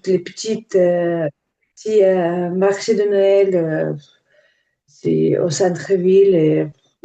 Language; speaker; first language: French; non-native, learner; Ukrainian